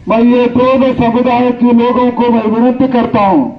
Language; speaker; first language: Hindi; non-native, local second language; Marathi